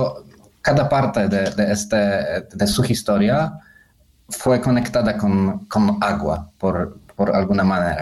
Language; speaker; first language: Spanish; non-native, fluent; Polish